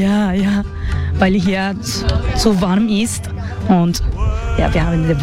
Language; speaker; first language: German; non-native, learner; Spanish